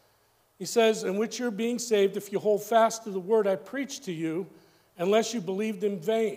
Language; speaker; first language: English; native; English